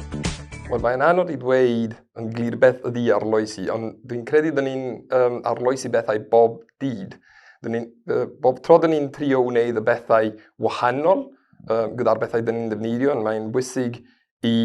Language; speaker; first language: Welsh; non-native, fluent; Spanish